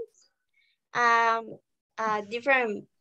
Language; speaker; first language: English; non-native, learner; Spanish